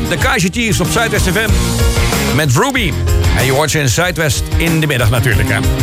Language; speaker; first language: Dutch; native; Dutch